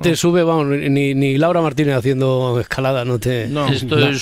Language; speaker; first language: Spanish; native; Spanish